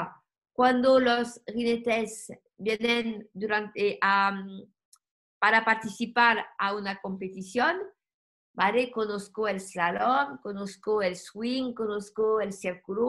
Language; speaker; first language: Spanish; non-native, learner; French